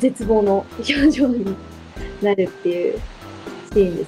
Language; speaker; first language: Japanese; native; Japanese